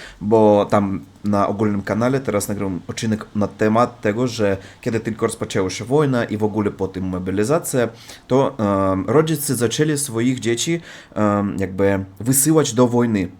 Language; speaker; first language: Polish; non-native, learner; Russian